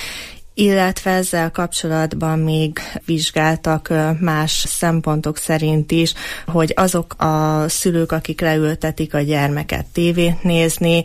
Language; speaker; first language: Hungarian; native; Hungarian